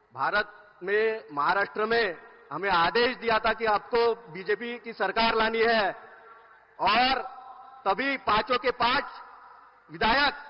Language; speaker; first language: Hindi; non-native, local second language; Marathi